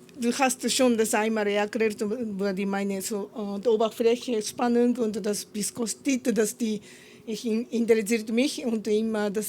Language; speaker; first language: German; non-native, learner; Japanese